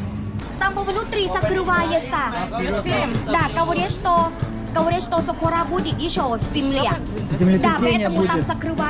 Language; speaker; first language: Russian; non-native, learner; Thai